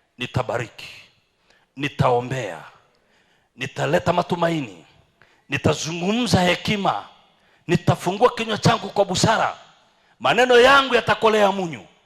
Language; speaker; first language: Swahili; native; Swahili